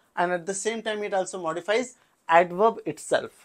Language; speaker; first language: English; non-native, local second language; Marathi